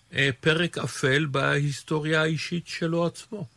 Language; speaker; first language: Hebrew; native; Hebrew